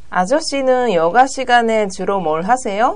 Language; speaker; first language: Korean; non-native, learner; Japanese